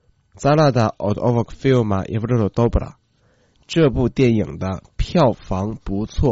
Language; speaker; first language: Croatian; non-native, fluent; Chinese